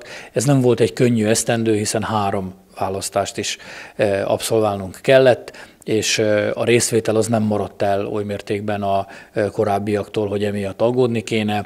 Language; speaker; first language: Hungarian; native; Hungarian